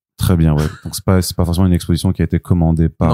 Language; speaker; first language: French; native; French